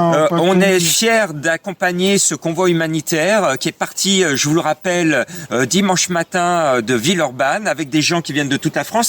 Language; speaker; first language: French; native; French